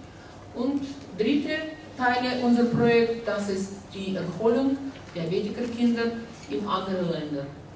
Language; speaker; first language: German; non-native, learner; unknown